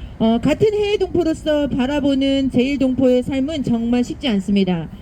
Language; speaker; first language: Korean; native; Korean